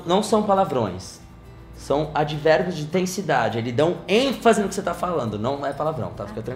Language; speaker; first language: Portuguese; native; Portuguese